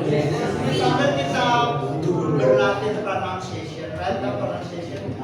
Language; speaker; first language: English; non-native, fluent; Indonesian